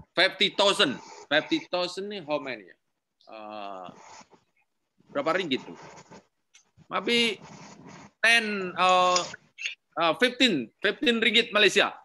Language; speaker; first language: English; non-native, learner; Indonesian